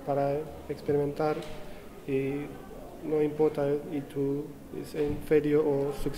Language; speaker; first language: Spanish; non-native, learner; English